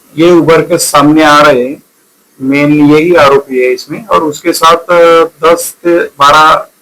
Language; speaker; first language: Hindi; non-native, local second language; Marathi